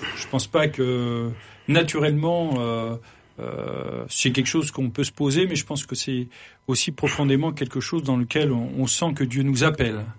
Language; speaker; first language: French; native; French